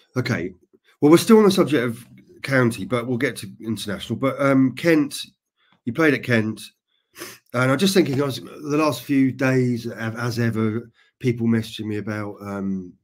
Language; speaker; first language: English; native; English